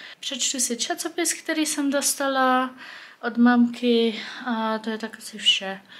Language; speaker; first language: Czech; early bilingual, heritage; Czech